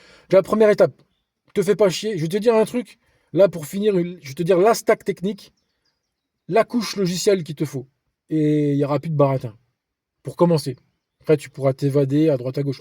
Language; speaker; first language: French; native; French